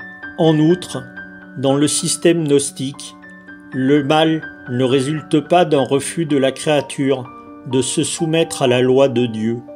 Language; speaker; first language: French; native; French